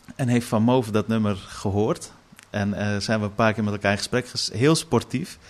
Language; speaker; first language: Dutch; early bilingual, other home language; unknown